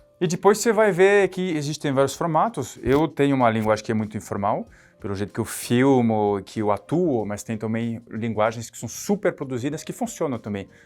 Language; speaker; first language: Portuguese; non-native, fluent; French